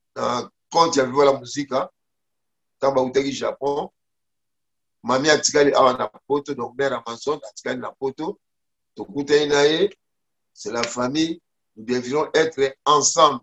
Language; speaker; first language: French; non-native, local second language; Lingala